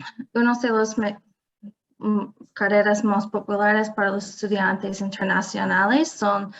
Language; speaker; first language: Spanish; non-native, fluent; English